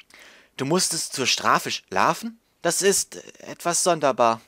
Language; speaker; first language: German; native; German